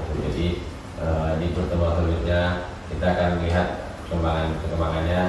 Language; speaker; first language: Indonesian; native; Indonesian